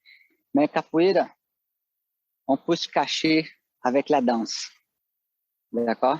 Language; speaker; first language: French; non-native, fluent; Portuguese